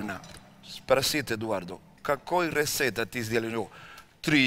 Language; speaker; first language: Russian; non-native, learner; Spanish